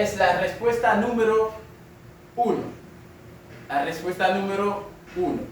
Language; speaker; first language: Spanish; non-native, fluent; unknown